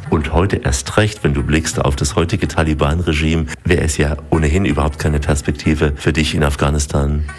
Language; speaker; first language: German; native; German